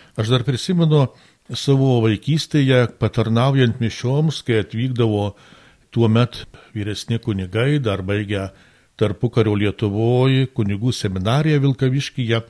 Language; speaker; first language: Lithuanian; native; Lithuanian